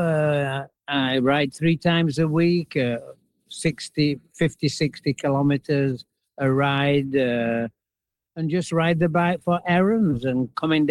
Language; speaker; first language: English; native; English